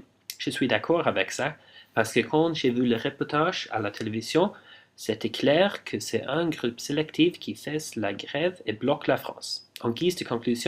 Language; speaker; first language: French; non-native, fluent; English